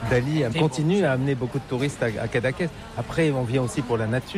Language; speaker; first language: French; native; French